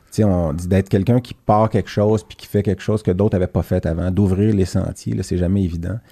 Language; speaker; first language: French; native; French